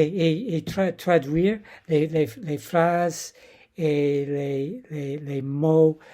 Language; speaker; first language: French; non-native, learner; English